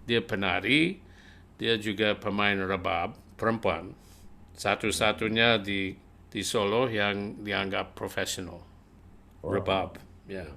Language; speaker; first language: Indonesian; non-native, fluent; English